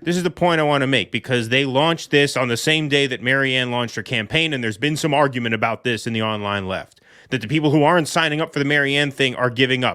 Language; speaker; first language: English; native; English